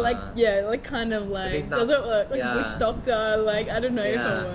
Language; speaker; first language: English; non-native, fluent; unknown